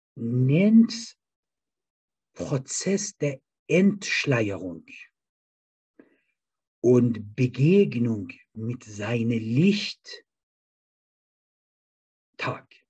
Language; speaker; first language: German; non-native, fluent; Persian